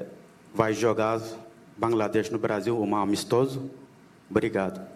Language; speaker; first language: Portuguese; non-native, learner; Bangla